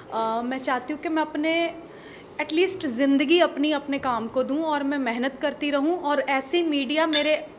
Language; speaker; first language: Hindi; non-native, local second language; Punjabi